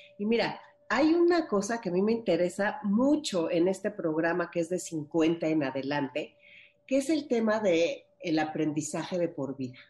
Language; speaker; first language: Spanish; native; Spanish